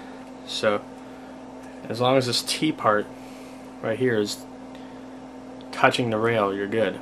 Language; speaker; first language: English; native; English